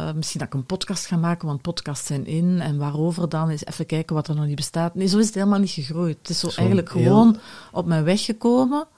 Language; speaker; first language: Dutch; native; Dutch